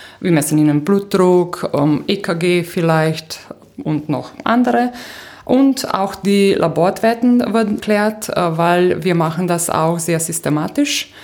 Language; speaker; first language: German; non-native, fluent; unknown